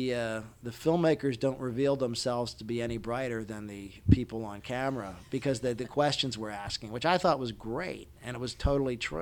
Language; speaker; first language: English; native; English